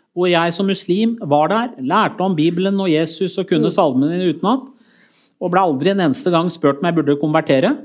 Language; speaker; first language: Norwegian; early bilingual, other home language; Persian